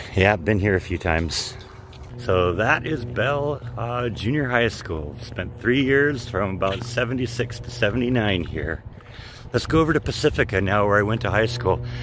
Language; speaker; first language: English; native; English